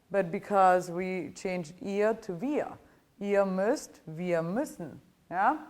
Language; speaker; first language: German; non-native, fluent; English